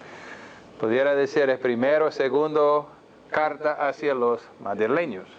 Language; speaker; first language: Spanish; non-native, fluent; English